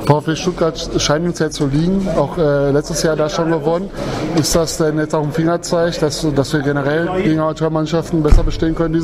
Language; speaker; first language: German; native; German